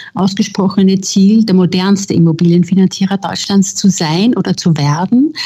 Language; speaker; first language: German; native; German